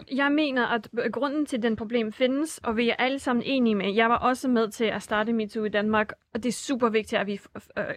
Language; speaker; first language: Danish; non-native, fluent; Russian